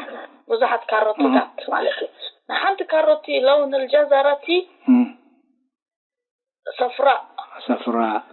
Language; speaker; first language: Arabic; non-native, learner; Tigrinya